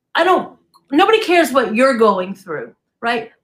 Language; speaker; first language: English; native; English